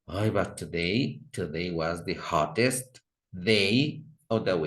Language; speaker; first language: English; non-native, fluent; Spanish